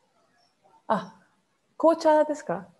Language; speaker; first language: Japanese; non-native, fluent; English